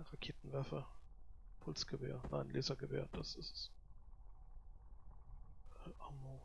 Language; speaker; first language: German; native; German